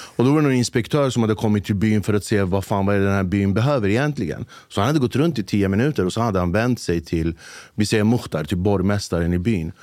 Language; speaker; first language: Swedish; early bilingual, other home language; Kurdish